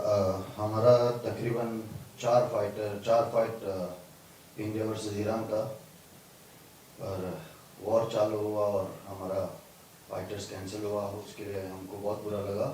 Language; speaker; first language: Hindi; non-native, fluent; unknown